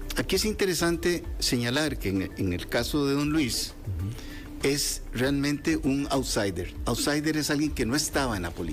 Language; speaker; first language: Spanish; native; Spanish